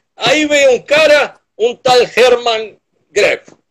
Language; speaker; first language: Portuguese; non-native, learner; Spanish